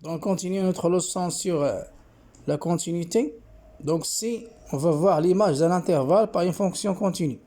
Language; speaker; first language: French; non-native, local second language; Arabic